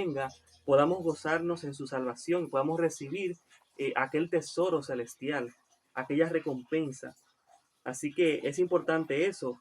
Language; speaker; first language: Spanish; native; Spanish